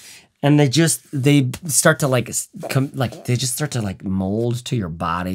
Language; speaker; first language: English; native; English